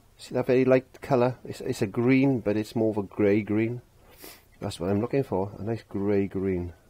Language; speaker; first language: English; native; English